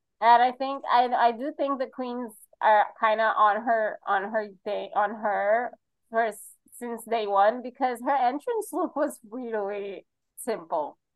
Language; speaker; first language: English; non-native, fluent; Portuguese